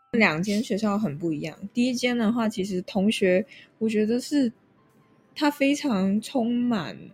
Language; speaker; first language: Chinese; non-native, local second language; Cantonese